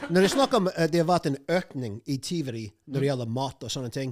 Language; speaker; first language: Norwegian; non-native, fluent; English